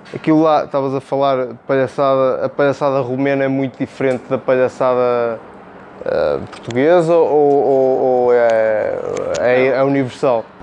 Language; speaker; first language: Portuguese; native; Portuguese